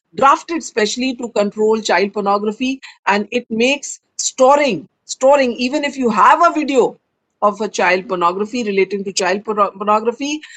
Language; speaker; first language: English; non-native, local second language; Hindi